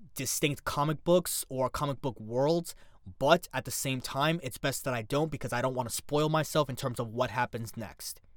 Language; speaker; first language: English; native; English